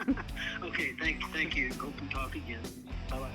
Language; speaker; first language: English; native; English